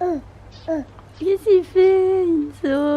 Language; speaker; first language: French; native; French